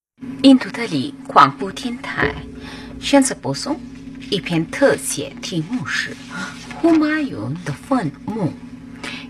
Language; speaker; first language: Chinese; non-native, learner; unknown